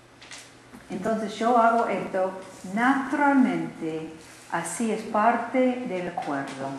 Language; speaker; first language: Spanish; non-native, learner; English